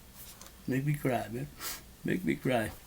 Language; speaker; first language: English; native; English